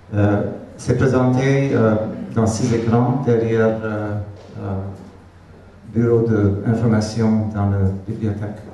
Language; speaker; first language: French; non-native, fluent; Hungarian